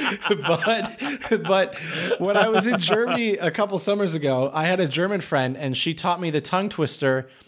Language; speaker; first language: English; native; English